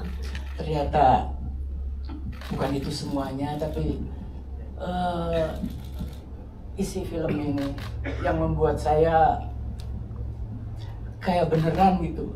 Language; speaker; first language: Indonesian; non-native, local second language; Sundanese